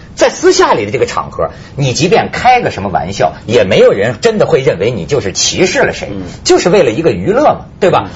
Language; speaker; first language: Chinese; native; Chinese